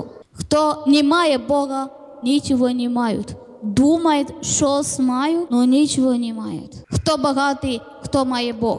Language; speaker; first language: Ukrainian; non-native, learner; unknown